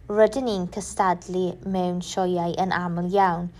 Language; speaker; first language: Welsh; non-native, learner; English